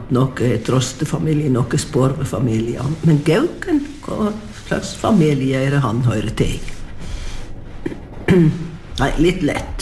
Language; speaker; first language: Norwegian; native; Norwegian